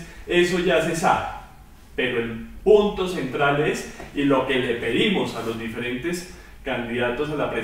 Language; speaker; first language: Spanish; native; Spanish